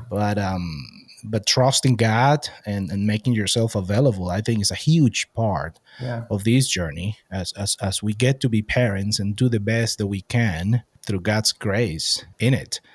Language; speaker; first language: English; non-native, fluent; Spanish